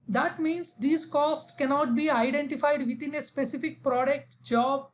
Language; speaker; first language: English; non-native, local second language; Telugu